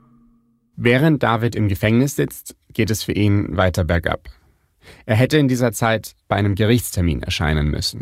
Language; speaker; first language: German; native; German